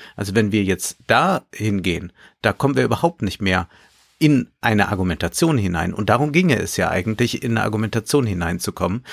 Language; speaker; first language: German; native; German